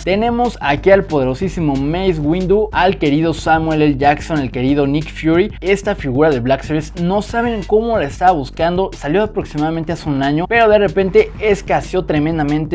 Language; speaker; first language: Spanish; native; Spanish